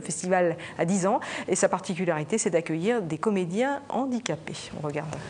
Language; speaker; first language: French; native; French